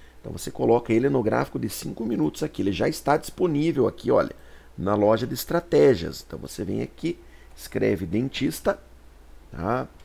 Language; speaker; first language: Portuguese; native; Portuguese